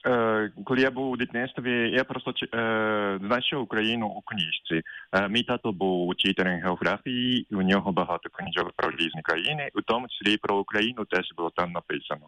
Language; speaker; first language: Ukrainian; non-native, fluent; Japanese